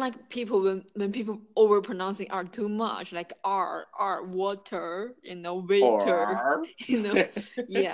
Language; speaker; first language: English; non-native, fluent; Chinese